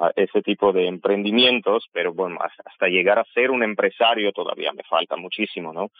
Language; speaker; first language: Spanish; non-native, fluent; Armenian